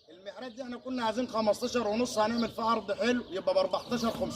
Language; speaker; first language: Arabic; native; Arabic